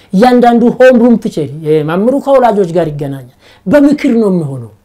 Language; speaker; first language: Amharic; non-native, local second language; Oromo